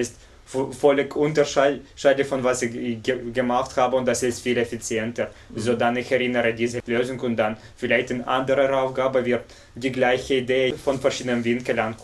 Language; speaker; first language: German; non-native, fluent; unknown